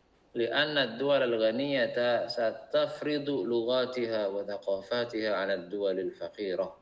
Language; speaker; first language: Arabic; non-native, fluent; Indonesian